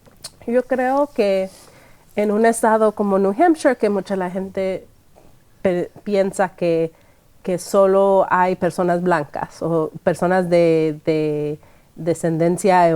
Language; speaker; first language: Spanish; early bilingual, heritage; Spanish